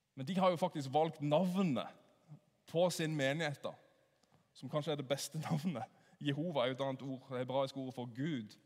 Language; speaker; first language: Norwegian; native; Norwegian